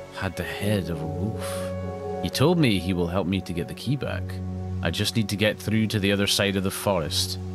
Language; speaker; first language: English; native; English